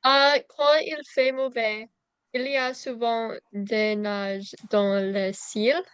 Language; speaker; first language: French; non-native, learner; English